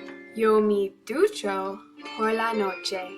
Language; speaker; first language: Spanish; non-native, learner; English